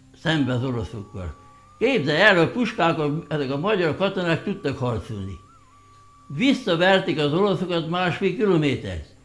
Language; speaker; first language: Hungarian; non-native, local second language; German